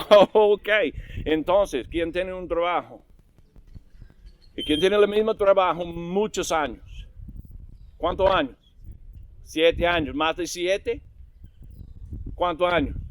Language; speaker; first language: Spanish; non-native, learner; English